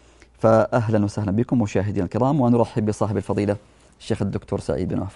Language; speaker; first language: Arabic; native; Arabic